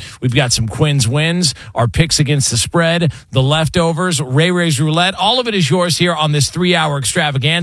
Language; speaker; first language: English; native; English